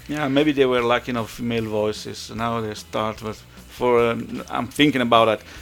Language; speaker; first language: English; non-native, fluent; Italian